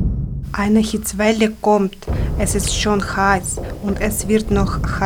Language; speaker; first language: German; non-native, learner; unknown